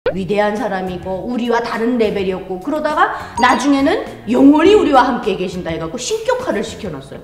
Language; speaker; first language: Korean; native; Korean